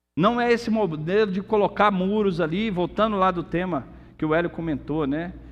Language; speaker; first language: Portuguese; native; Portuguese